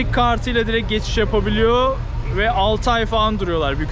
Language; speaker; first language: Turkish; native; Turkish